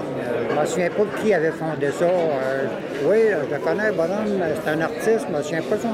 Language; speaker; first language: French; native; French